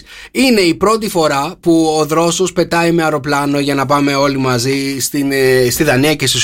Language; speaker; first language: Greek; native; Greek